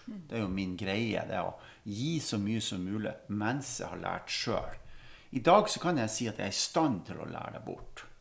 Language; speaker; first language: Norwegian; native; Norwegian